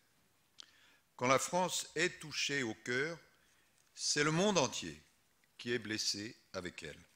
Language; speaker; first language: French; native; French